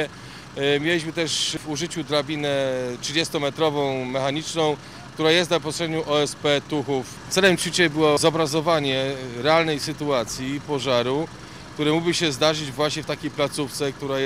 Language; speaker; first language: Polish; native; Polish